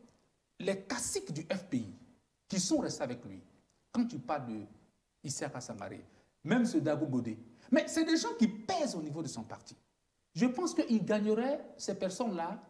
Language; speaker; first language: French; native; French